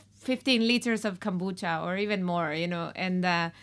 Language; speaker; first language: English; non-native, fluent; Spanish